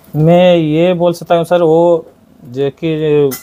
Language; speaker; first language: Hindi; non-native, local second language; Odia